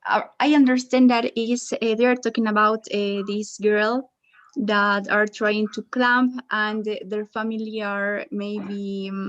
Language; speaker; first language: English; non-native, learner; Spanish